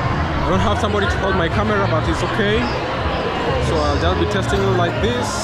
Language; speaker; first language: English; non-native, local second language; Swahili